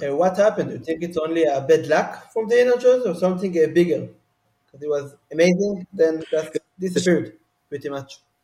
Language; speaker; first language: English; non-native, fluent; Hebrew